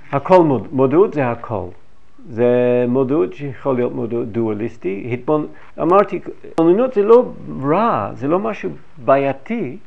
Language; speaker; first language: Hebrew; non-native, fluent; English